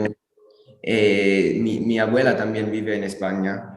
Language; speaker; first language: Spanish; non-native, learner; English